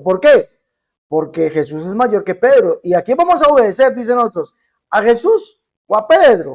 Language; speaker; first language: Spanish; native; Spanish